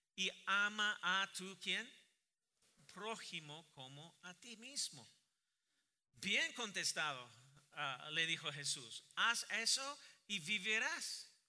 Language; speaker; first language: Spanish; non-native, fluent; English